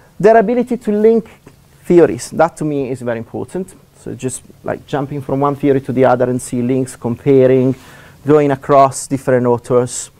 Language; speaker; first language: English; non-native, fluent; Italian